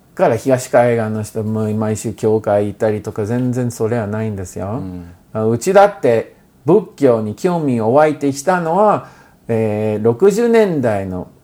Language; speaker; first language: Japanese; non-native, fluent; English